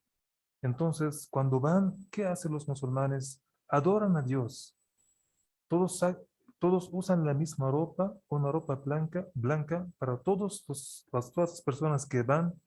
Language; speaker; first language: Spanish; non-native, fluent; Arabic